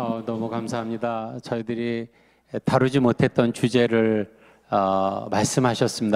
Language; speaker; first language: Korean; native; Korean